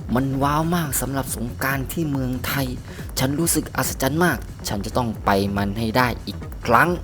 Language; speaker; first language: Thai; native; Thai